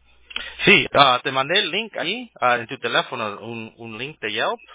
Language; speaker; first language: Spanish; early bilingual, heritage; Spanish